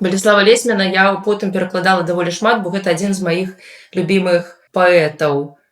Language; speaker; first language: Belarusian; non-native, local second language; Russian